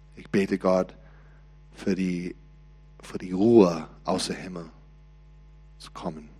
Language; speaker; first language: German; non-native, learner; English